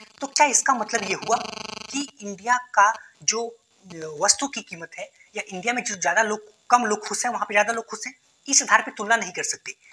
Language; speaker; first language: Hindi; native; Hindi